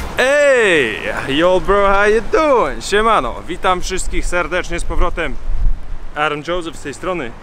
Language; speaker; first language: Polish; native; Polish